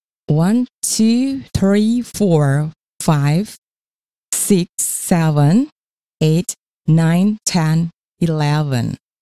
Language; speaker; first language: English; non-native, fluent; Indonesian